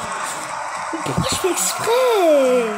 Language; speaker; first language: French; native; French